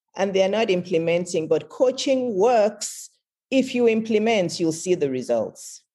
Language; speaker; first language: English; non-native, local second language; Yoruba